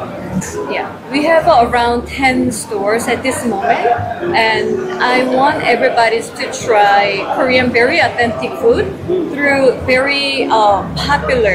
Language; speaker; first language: English; non-native, fluent; Korean